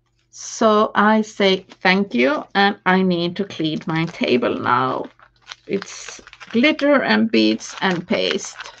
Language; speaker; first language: English; non-native, fluent; Swedish